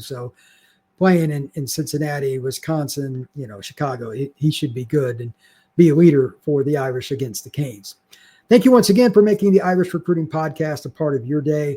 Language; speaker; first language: English; native; English